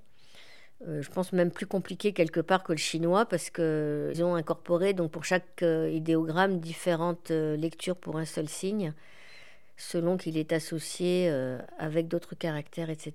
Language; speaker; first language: French; native; French